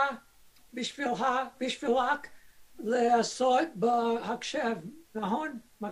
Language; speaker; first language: Hebrew; non-native, learner; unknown